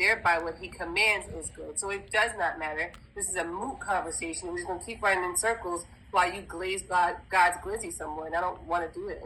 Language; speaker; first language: English; native; English